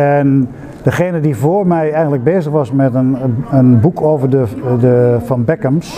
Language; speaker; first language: Dutch; native; Dutch